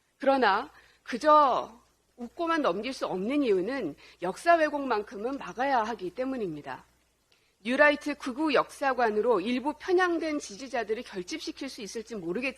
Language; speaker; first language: Korean; native; Korean